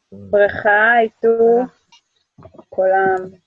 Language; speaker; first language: Indonesian; non-native, learner; Hebrew